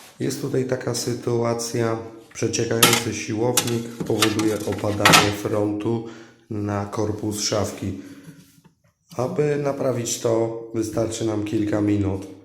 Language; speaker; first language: Polish; native; Polish